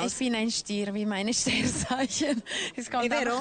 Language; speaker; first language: German; non-native, local second language; Italian